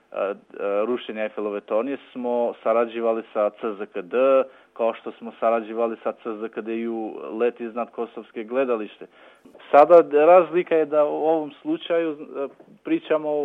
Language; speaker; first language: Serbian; non-native, local second language; Albanian